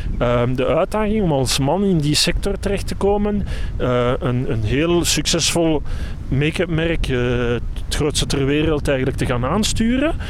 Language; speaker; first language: Dutch; native; Dutch